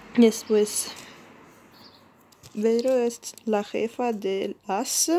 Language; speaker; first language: Spanish; non-native, learner; Italian